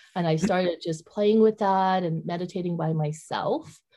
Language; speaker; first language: English; early bilingual, other home language; Vietnamese